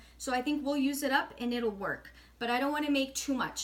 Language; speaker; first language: English; native; English